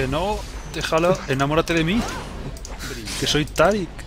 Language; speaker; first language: Spanish; native; Spanish